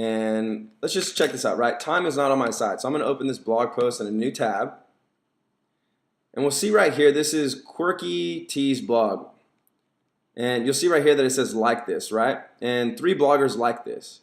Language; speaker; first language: English; native; English